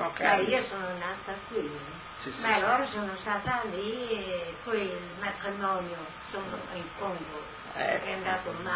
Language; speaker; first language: Italian; non-native, local second language; Friulian